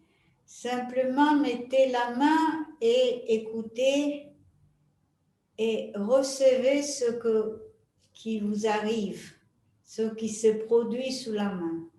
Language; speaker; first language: French; non-native, fluent; Italian